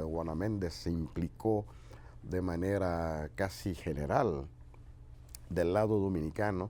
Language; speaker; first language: Spanish; non-native, fluent; Haitian Creole